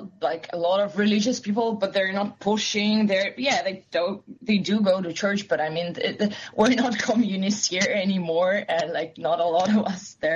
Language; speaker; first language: English; non-native, fluent; Russian